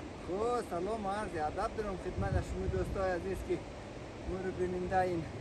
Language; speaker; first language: Persian; native; Persian